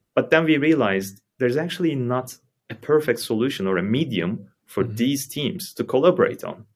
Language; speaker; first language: English; non-native, fluent; Turkish